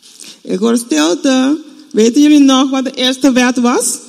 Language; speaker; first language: Dutch; non-native, fluent; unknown